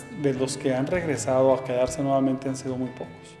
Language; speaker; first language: Spanish; native; Spanish